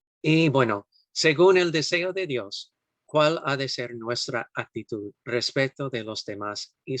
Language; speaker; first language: Spanish; non-native, fluent; English